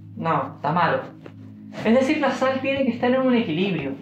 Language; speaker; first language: Spanish; native; Spanish